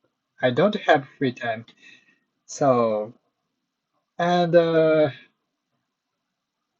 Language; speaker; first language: English; non-native, learner; Japanese